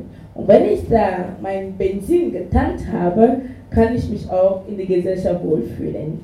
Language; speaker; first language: German; non-native, fluent; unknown